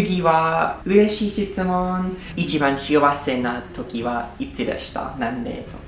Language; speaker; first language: Japanese; non-native, learner; English